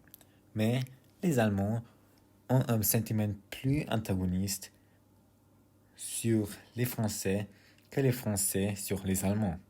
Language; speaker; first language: French; non-native, learner; German